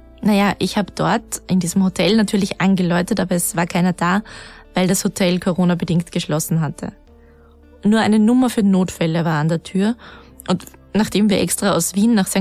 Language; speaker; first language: German; native; German